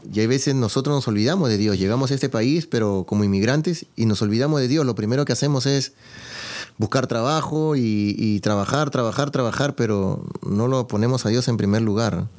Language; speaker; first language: Spanish; native; Spanish